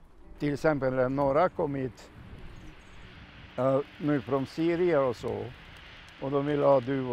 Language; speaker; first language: Swedish; non-native, fluent; Macedonian